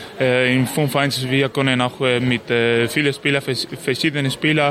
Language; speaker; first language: German; non-native, learner; Spanish